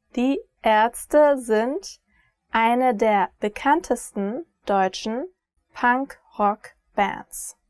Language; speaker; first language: German; native; German